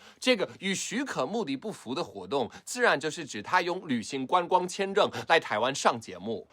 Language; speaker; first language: Chinese; non-native, fluent; English